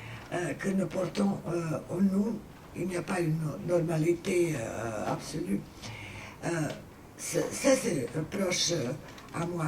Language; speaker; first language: French; non-native, fluent; Serbian